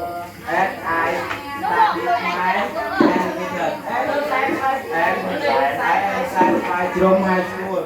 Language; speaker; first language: English; non-native, learner; Khmer